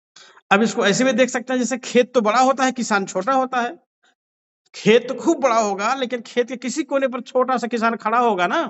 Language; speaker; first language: Hindi; native; Hindi